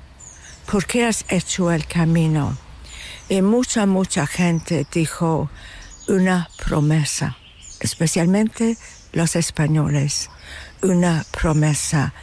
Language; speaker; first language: Spanish; non-native, fluent; English